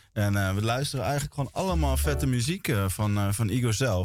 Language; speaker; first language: Dutch; native; Dutch